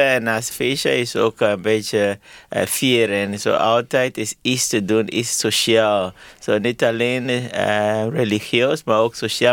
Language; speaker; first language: Dutch; non-native, learner; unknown